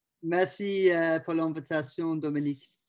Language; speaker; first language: French; non-native, learner; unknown